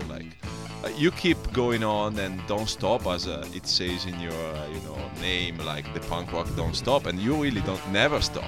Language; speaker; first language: English; non-native, fluent; Italian